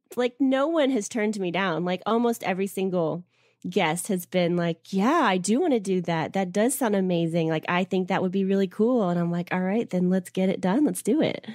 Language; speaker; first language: English; native; English